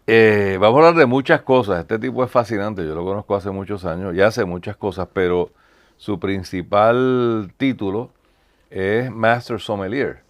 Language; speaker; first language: Spanish; native; Spanish